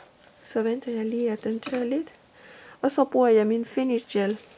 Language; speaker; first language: Danish; non-native, fluent; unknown